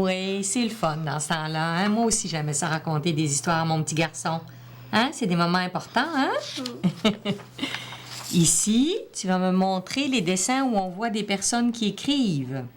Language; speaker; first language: French; native; French